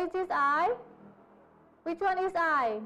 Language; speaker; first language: English; non-native, fluent; Indonesian